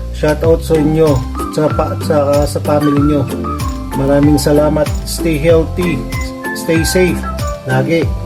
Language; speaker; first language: Filipino; non-native, local second language; Pangasinan